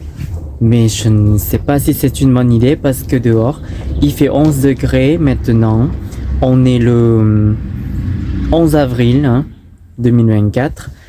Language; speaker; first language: French; non-native, fluent; Thai